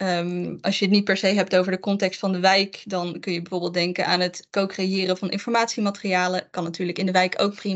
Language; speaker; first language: Dutch; native; Dutch